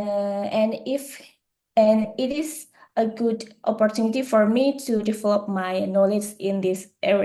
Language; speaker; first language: English; non-native, learner; Indonesian